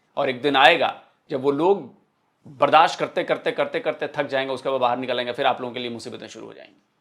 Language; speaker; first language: Hindi; native; Hindi